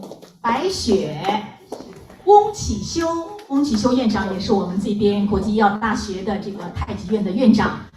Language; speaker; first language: Chinese; native; Chinese